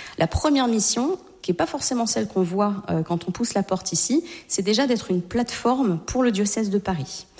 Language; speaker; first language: French; native; French